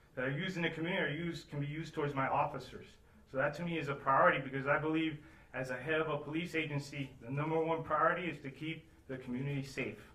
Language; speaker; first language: English; early bilingual, other home language; Spanish